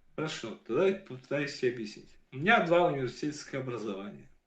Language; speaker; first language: Russian; native; Russian